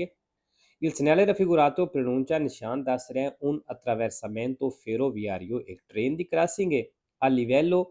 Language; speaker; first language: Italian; non-native, fluent; Punjabi